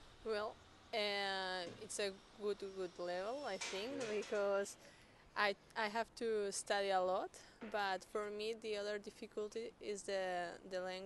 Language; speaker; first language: English; non-native, learner; Spanish